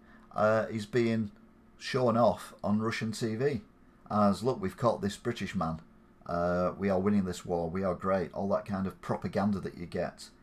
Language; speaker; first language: English; native; English